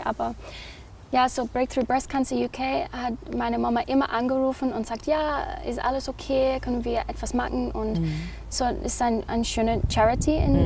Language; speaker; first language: German; non-native, learner; English